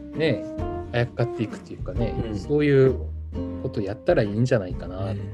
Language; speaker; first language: Japanese; non-native, fluent; Korean